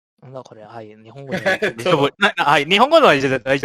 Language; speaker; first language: Japanese; non-native, learner; Indonesian